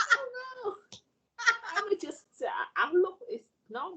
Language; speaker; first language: English; non-native, learner; Vietnamese